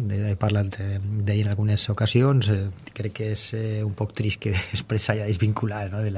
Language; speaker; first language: Catalan; non-native, local second language; Spanish